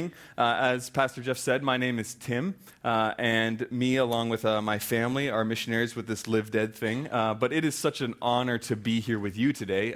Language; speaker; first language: English; native; English